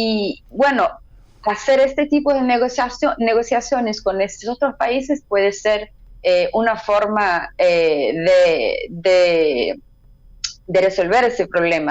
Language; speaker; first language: Spanish; non-native, fluent; Portuguese